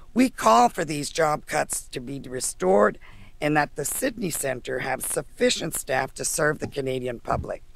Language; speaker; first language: English; native; English